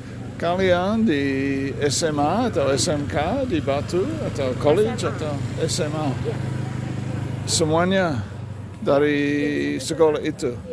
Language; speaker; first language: Indonesian; non-native, learner; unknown